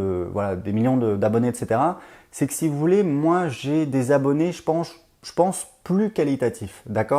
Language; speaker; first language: French; native; French